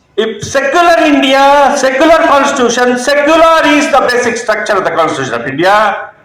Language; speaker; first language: English; non-native, local second language; Kannada